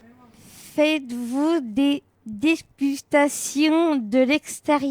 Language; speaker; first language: French; non-native, learner; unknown